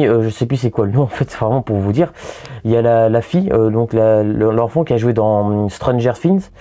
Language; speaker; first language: French; native; French